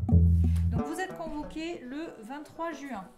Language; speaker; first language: French; native; French